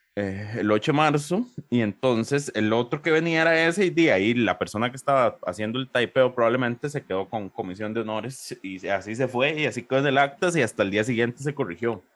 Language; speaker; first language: Spanish; native; Spanish